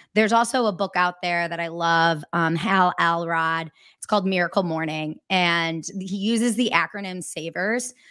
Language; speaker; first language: English; native; English